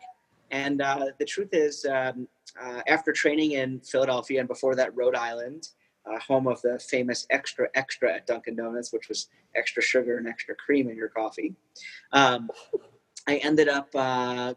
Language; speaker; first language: English; native; English